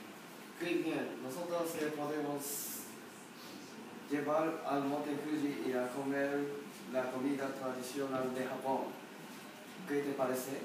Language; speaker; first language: Spanish; non-native, learner; Japanese